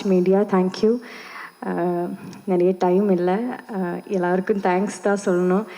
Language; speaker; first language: Tamil; non-native, learner; Malayalam